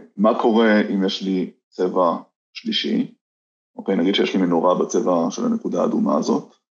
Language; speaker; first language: Hebrew; native; Hebrew